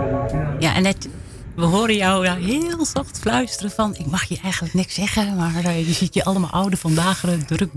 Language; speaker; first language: Dutch; native; Dutch